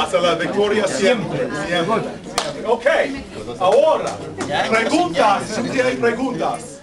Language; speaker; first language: Spanish; non-native, fluent; English